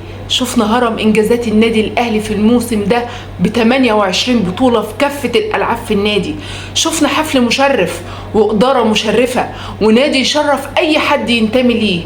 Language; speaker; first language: Arabic; native; Arabic